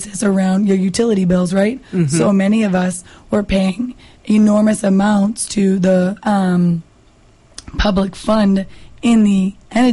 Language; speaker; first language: English; native; English